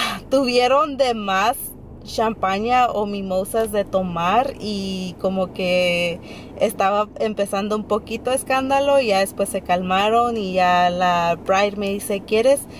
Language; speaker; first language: Spanish; early bilingual, heritage; Spanish